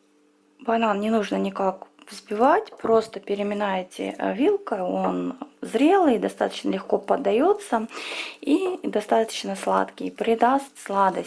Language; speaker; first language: Russian; native; Russian